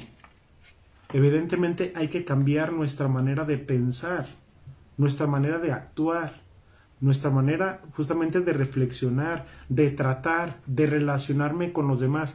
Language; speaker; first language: Spanish; native; Spanish